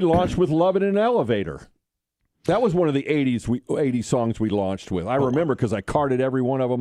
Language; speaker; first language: English; native; English